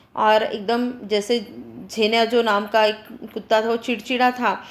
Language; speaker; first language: Hindi; non-native, local second language; Marathi